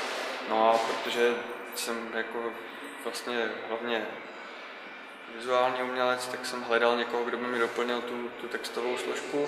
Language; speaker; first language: Czech; native; Czech